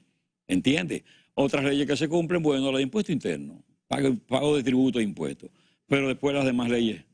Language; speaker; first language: Spanish; native; Spanish